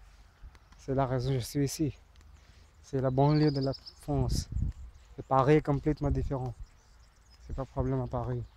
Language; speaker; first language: French; non-native, learner; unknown